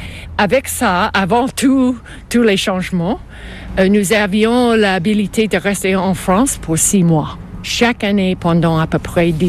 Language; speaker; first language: French; non-native, local second language; English